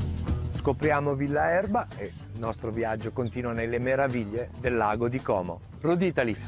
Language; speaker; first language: Italian; native; Italian